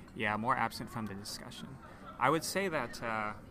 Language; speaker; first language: English; non-native, local second language; Cantonese